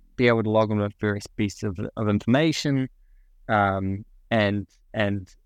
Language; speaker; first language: English; native; English